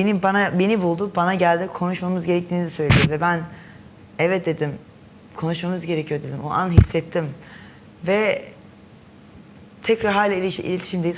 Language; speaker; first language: Turkish; early bilingual, heritage; Turkish